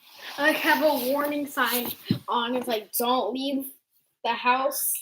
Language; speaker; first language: English; native; English